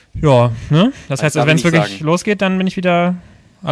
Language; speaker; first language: German; native; German